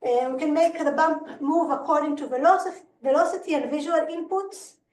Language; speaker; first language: English; non-native, fluent; Hebrew